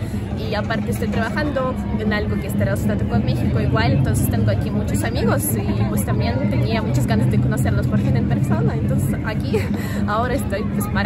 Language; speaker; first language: Spanish; non-native, fluent; Russian